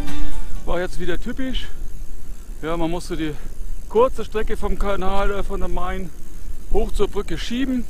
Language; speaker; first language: German; native; German